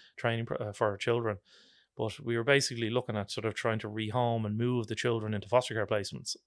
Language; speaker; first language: English; native; English